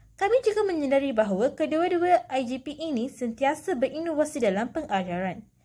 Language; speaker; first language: Malay; non-native, local second language; Tamil